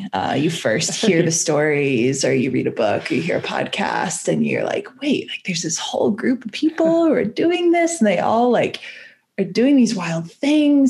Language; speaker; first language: English; native; English